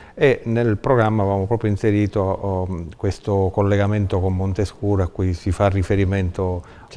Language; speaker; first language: Italian; native; Italian